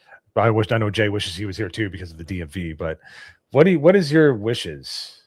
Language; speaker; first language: English; native; English